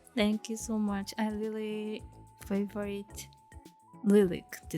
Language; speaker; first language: English; non-native, learner; Japanese